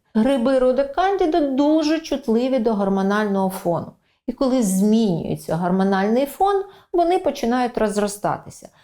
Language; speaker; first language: Ukrainian; native; Ukrainian